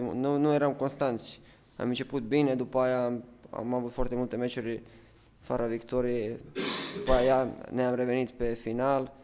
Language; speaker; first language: Romanian; non-native, fluent; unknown